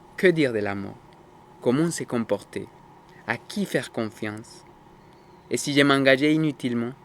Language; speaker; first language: French; non-native, fluent; Spanish